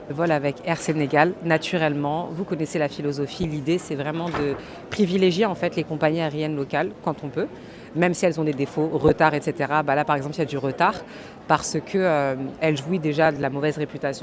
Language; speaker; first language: French; native; French